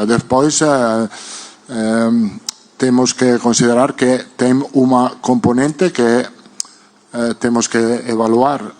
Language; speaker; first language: Portuguese; non-native, fluent; Italian